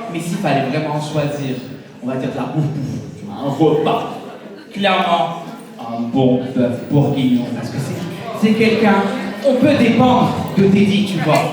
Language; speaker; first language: French; native; French